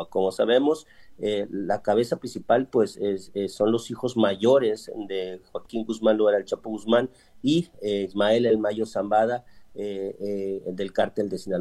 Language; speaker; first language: Spanish; native; Spanish